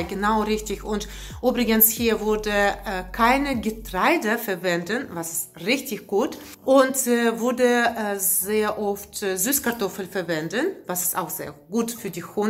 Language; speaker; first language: German; non-native, learner; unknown